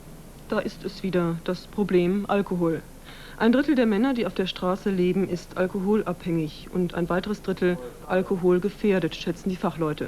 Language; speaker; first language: German; native; German